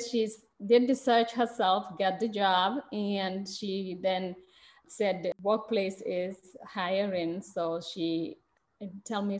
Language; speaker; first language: English; non-native, local second language; Mandingo